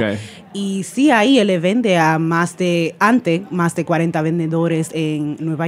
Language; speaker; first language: Spanish; early bilingual, heritage; Spanish